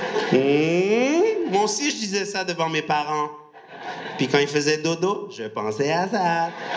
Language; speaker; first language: French; non-native, local second language; Punjabi